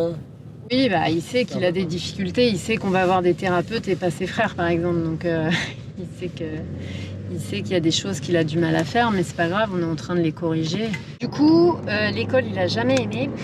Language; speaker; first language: French; native; French